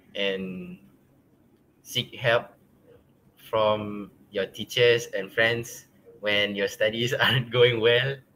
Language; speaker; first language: English; non-native, local second language; Malay